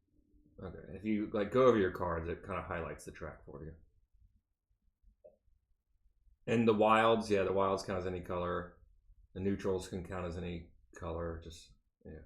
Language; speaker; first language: English; native; English